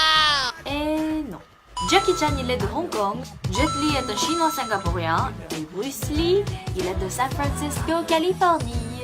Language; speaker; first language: French; non-native, fluent; Korean